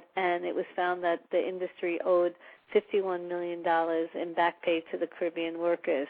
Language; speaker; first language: English; native; English